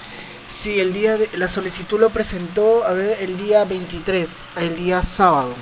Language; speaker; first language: Spanish; native; Spanish